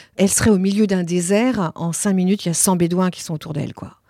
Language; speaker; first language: French; early bilingual, other home language; Italian